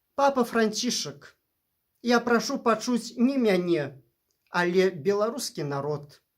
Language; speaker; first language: Belarusian; native; Belarusian